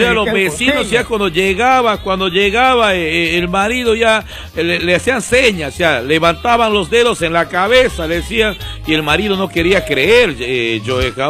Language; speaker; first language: Spanish; native; Spanish